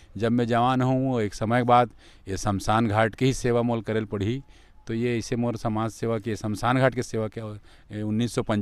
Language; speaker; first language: Hindi; native; Hindi